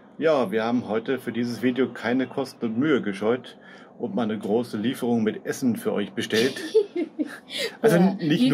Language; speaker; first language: German; native; German